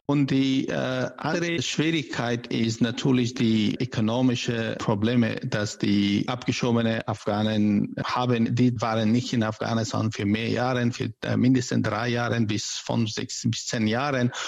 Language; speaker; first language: German; non-native, learner; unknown